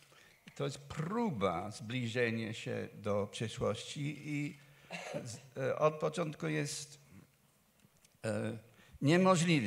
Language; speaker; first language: Polish; non-native, fluent; English